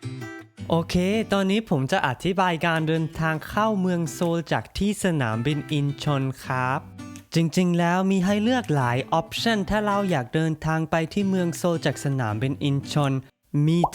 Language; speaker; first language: Thai; non-native, fluent; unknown